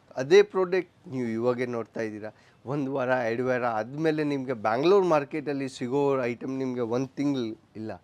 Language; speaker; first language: Kannada; non-native, local second language; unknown